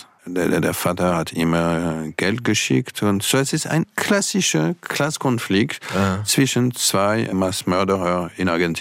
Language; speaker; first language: German; non-native, fluent; French